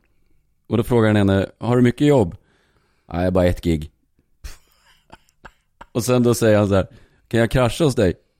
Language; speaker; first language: Swedish; native; Swedish